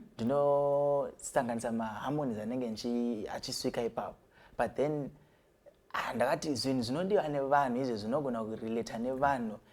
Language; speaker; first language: Shona; non-native, local second language; North Ndebele